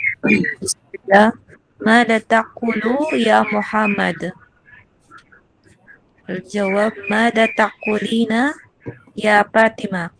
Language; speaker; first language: Arabic; non-native, learner; Filipino